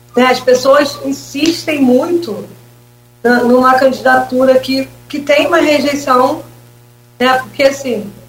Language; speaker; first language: Portuguese; native; Portuguese